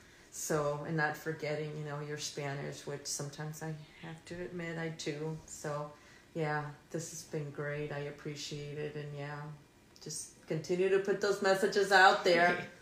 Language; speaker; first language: English; early bilingual, other home language; Spanish